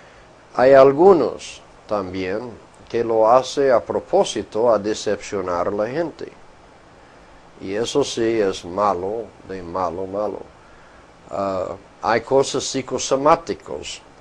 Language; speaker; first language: Spanish; non-native, fluent; English